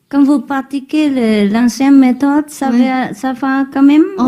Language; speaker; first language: French; non-native, fluent; Vietnamese